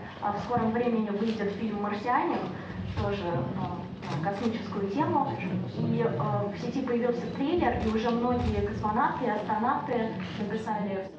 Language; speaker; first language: Russian; native; Russian